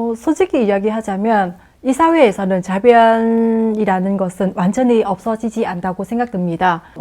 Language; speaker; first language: Korean; non-native, fluent; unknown